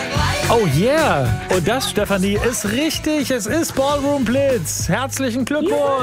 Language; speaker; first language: German; native; German